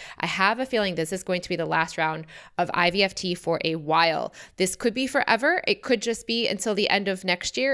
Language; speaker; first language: English; native; English